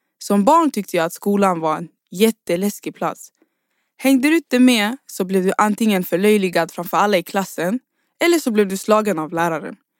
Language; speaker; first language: Swedish; early bilingual, other home language; Rundi